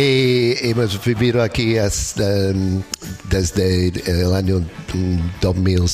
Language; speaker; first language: Spanish; non-native, learner; English